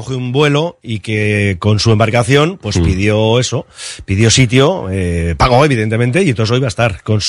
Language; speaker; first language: Spanish; native; Spanish